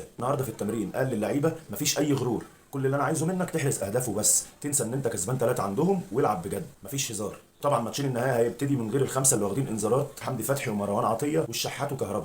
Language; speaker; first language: Arabic; native; Arabic